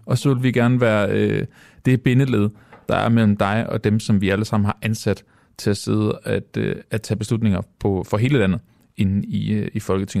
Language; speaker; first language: Danish; native; Danish